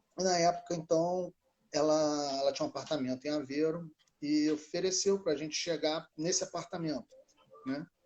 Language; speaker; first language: Portuguese; native; Portuguese